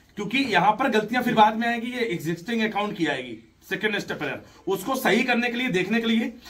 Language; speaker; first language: Hindi; native; Hindi